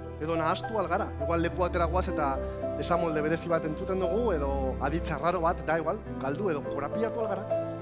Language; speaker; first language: Basque; native; Basque